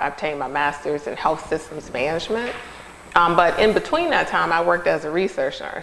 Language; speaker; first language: English; native; English